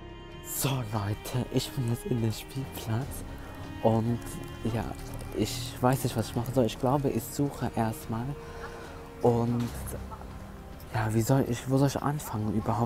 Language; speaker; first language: German; early bilingual, other home language; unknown